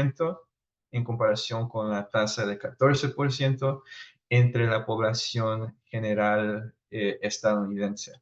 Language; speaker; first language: Spanish; early bilingual, heritage; Spanish